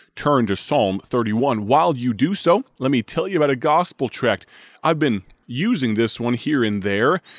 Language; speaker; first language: English; native; English